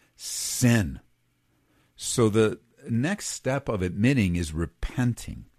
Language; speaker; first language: English; native; English